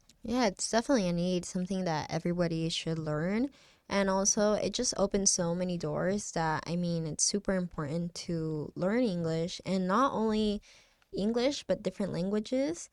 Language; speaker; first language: English; non-native, fluent; Spanish